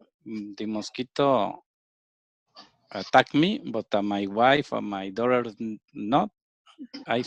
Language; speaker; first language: English; non-native, learner; Spanish